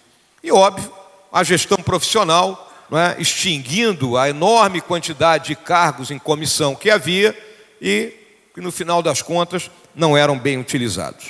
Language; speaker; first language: Portuguese; native; Portuguese